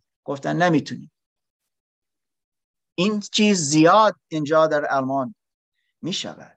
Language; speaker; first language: Persian; non-native, learner; English